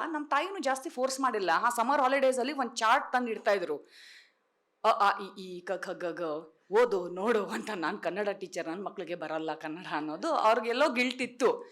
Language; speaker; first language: Kannada; non-native, local second language; Tulu